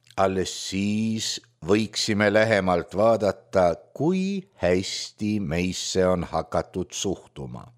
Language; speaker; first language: Estonian; native; Estonian